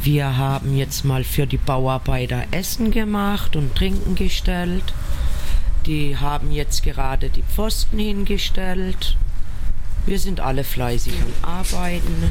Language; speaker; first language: German; non-native, learner; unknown